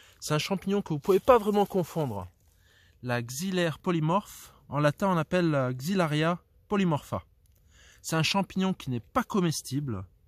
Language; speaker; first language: French; native; French